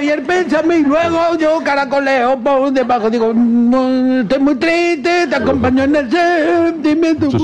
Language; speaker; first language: Spanish; native; Spanish